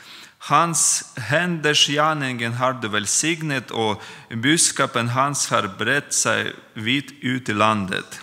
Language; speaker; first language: Swedish; non-native, fluent; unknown